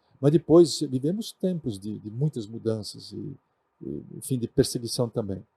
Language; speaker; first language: Portuguese; non-native, local second language; German